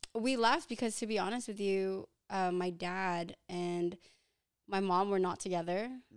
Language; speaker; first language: English; early bilingual, other home language; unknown